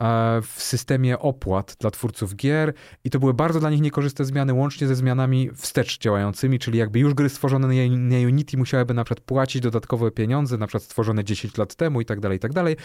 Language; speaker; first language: Polish; native; Polish